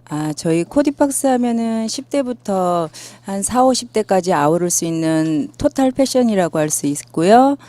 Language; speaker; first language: Korean; native; Korean